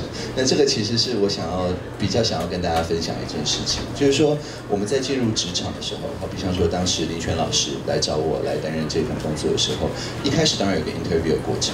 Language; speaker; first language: Chinese; native; Chinese